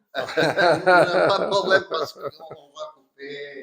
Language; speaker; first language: French; non-native, learner; Portuguese